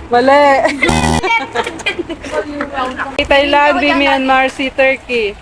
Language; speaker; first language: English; non-native, local second language; Filipino